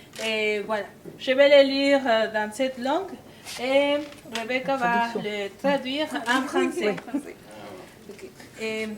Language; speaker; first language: French; non-native, fluent; Spanish